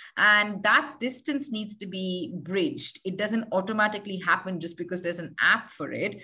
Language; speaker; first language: English; non-native, local second language; Hindi